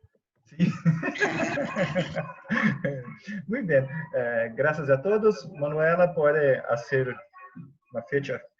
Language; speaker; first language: Spanish; non-native, fluent; Portuguese